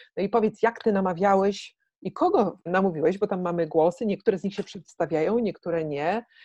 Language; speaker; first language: Polish; native; Polish